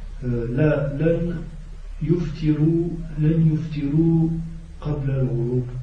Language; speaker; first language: Arabic; non-native, learner; French